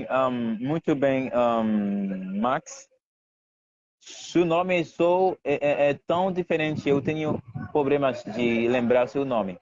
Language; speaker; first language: Portuguese; non-native, learner; Haitian Creole